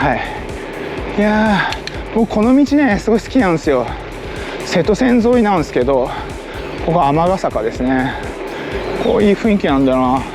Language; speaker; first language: Japanese; native; Japanese